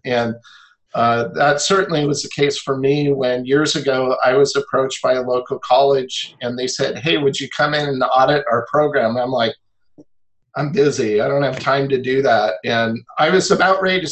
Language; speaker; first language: English; native; English